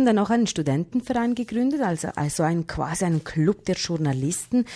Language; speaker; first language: German; native; German